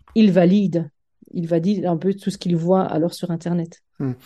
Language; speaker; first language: French; native; French